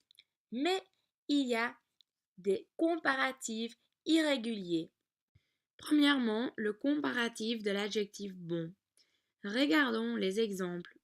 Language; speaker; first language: French; non-native, learner; Dutch